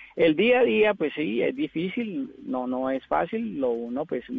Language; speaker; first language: Spanish; native; Spanish